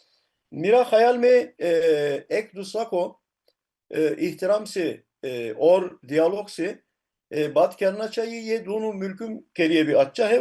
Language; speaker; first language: Hindi; non-native, fluent; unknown